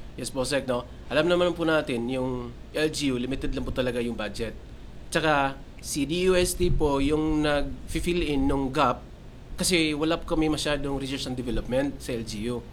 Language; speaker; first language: Filipino; non-native, local second language; Cebuano